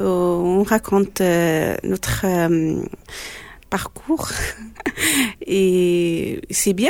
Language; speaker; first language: French; non-native, learner; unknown